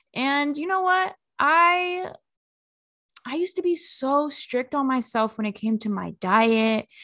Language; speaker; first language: English; native; English